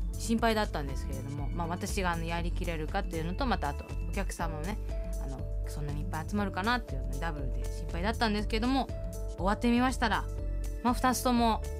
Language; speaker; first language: Japanese; early bilingual, heritage; Japanese